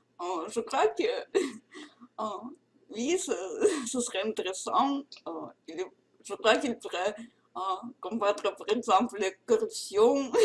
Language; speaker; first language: French; non-native, learner; Russian